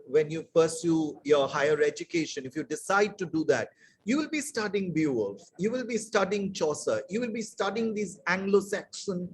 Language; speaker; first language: English; non-native, local second language; Bangla